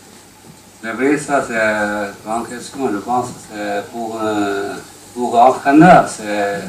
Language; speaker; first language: French; non-native, learner; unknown